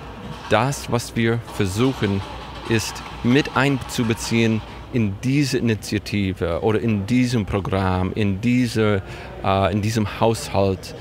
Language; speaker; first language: German; non-native, fluent; English